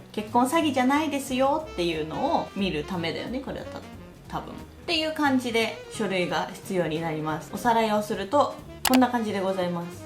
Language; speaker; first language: Japanese; native; Japanese